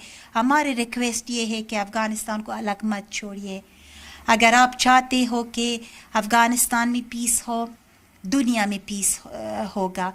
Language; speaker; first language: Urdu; non-native, learner; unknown